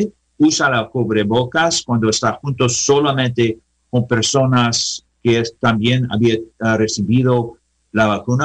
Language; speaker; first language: Spanish; non-native, learner; English